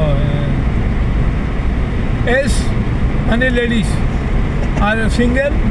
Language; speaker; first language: English; non-native, learner; Bangla